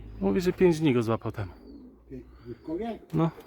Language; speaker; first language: Polish; native; Polish